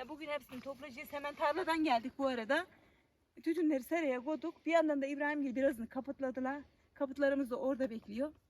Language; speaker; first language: Turkish; native; Turkish